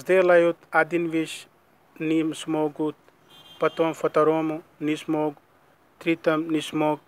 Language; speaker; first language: Russian; non-native, learner; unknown